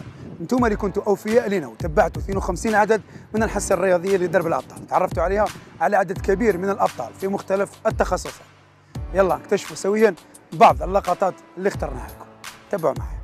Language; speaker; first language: Arabic; native; Arabic